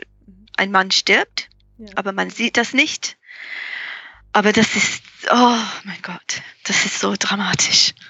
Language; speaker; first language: German; non-native, fluent; English